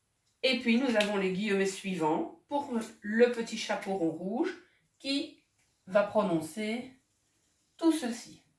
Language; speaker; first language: French; native; French